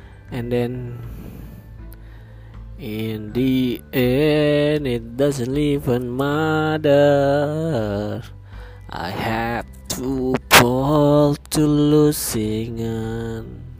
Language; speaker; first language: English; non-native, learner; Indonesian